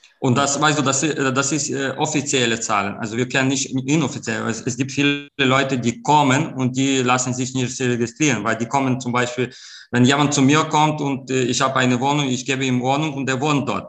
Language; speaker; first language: German; non-native, fluent; Ukrainian